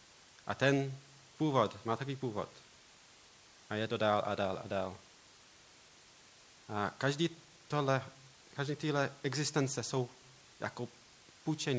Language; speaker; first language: Czech; non-native, learner; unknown